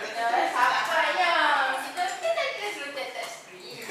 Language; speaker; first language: Malay; native; Malay